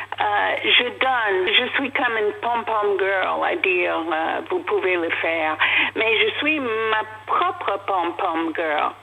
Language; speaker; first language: French; non-native, fluent; English